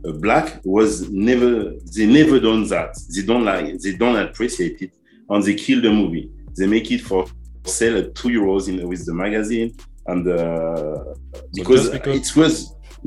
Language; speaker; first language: English; non-native, learner; French